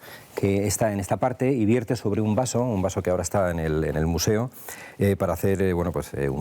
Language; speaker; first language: Spanish; native; Spanish